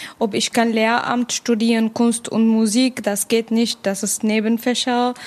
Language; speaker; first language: German; non-native, fluent; Arabic